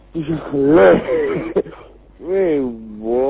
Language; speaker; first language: Chinese; non-native, learner; Korean